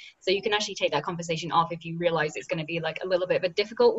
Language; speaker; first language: English; native; English